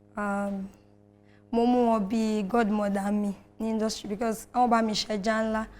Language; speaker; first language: Yoruba; native; Yoruba